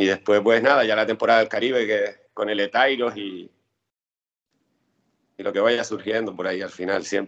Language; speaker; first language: Spanish; native; Spanish